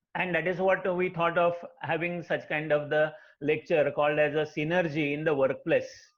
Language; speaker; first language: English; non-native, local second language; Marathi